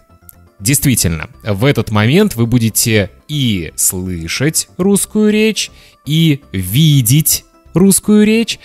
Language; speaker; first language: Russian; native; Russian